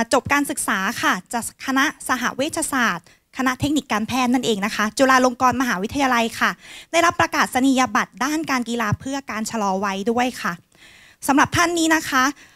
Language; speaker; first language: Thai; native; Thai